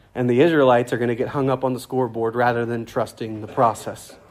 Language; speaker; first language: English; native; English